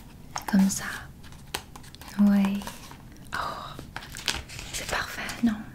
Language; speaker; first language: French; non-native, learner; English